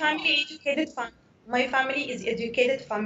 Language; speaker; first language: English; non-native, learner; Arabic